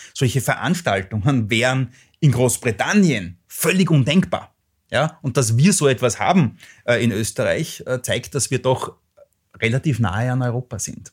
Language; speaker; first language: German; native; German